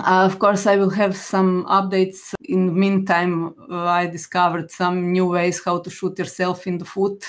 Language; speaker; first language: English; non-native, fluent; Croatian